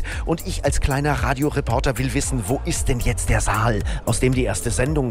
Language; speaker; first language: German; native; German